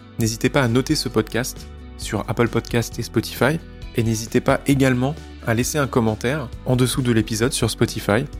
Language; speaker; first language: French; native; French